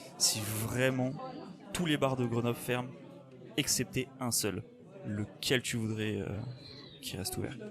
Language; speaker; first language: French; native; French